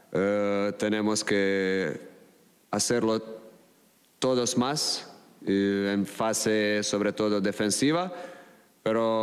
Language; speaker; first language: Spanish; non-native, fluent; Croatian